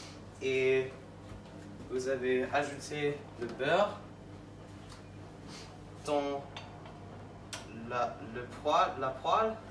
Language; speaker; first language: French; non-native, learner; English